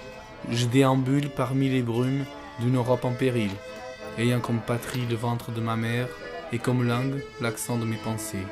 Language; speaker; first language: French; non-native, fluent; Portuguese